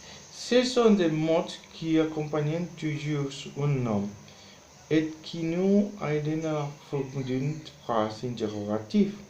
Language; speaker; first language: French; non-native, learner; Spanish